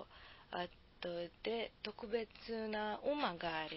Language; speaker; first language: Japanese; non-native, learner; Serbian